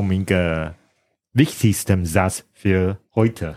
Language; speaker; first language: German; non-native, learner; Chinese